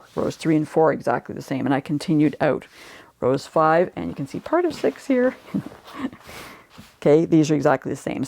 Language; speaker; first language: English; native; English